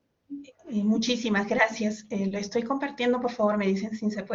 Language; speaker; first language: Spanish; native; Spanish